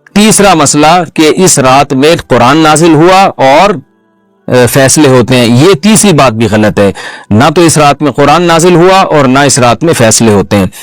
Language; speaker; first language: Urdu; non-native, local second language; Pashto